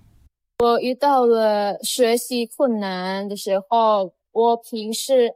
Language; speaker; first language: Chinese; non-native, learner; Indonesian